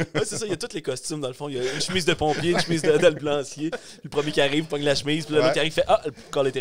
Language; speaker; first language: French; native; French